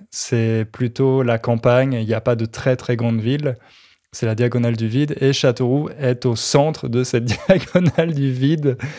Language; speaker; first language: French; native; French